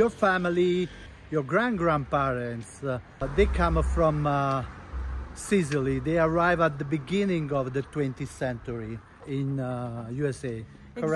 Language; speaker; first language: English; non-native, fluent; Italian